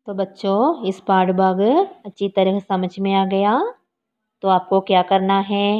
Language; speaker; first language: Hindi; non-native, local second language; Malayalam